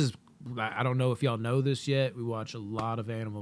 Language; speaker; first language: English; native; English